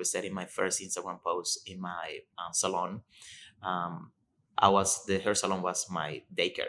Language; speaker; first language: English; non-native, fluent; Spanish